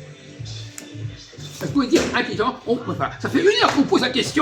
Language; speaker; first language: French; native; French